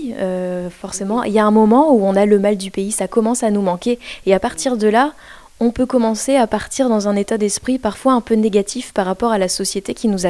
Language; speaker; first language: French; native; French